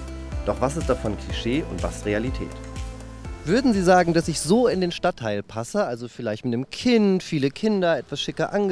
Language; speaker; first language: German; native; German